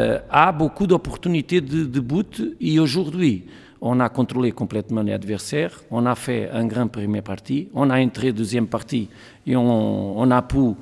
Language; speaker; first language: French; non-native, learner; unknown